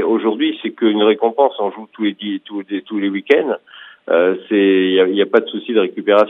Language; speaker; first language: French; native; French